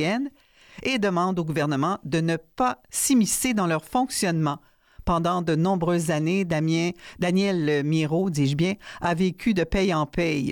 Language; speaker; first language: French; native; French